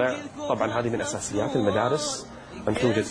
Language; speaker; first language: Arabic; native; Arabic